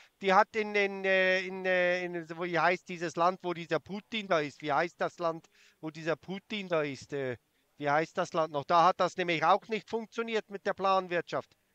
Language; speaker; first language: German; native; German